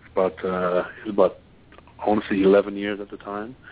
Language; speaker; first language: English; non-native, fluent; German